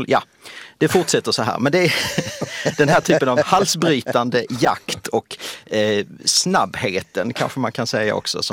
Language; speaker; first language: Swedish; native; Swedish